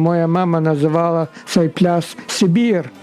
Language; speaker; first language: Ukrainian; early bilingual, heritage; Ukrainian